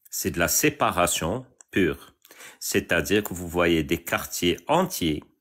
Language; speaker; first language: French; non-native, local second language; Arabic